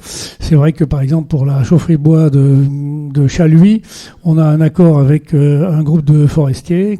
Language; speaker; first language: French; native; French